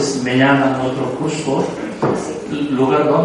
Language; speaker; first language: Spanish; non-native, learner; Tibetan